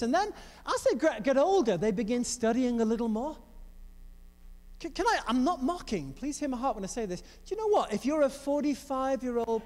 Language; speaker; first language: English; native; English